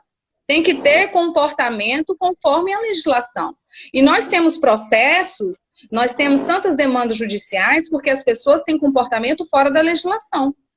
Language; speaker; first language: Portuguese; native; Portuguese